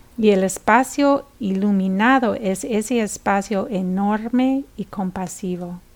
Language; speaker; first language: Spanish; non-native, fluent; English